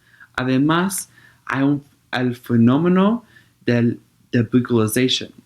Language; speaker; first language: Spanish; non-native, learner; English